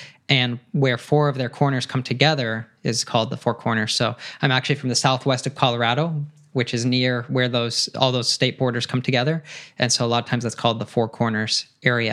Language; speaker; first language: English; native; English